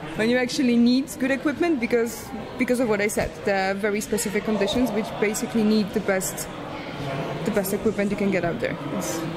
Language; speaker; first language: English; non-native, fluent; Polish